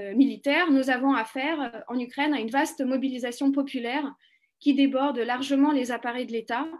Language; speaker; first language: French; non-native, fluent; Ukrainian